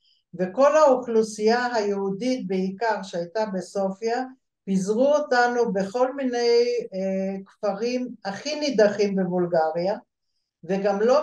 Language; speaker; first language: Hebrew; early bilingual, other home language; Bulgarian